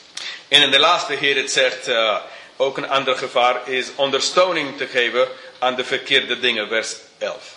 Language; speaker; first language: Dutch; non-native, fluent; English